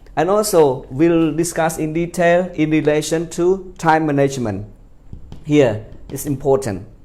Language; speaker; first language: English; non-native, fluent; Khmer